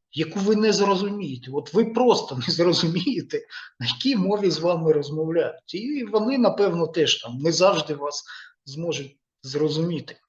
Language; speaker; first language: Ukrainian; non-native, local second language; Russian